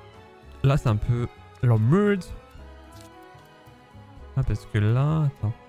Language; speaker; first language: French; native; French